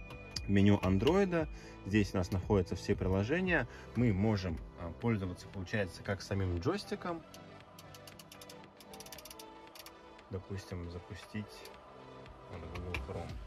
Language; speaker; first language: Russian; native; Russian